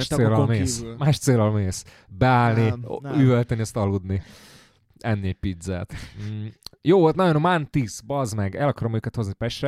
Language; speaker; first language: Hungarian; native; Hungarian